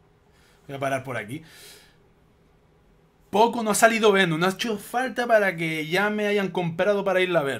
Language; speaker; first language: Spanish; native; Spanish